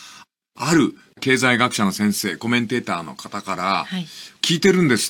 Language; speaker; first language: Japanese; native; Japanese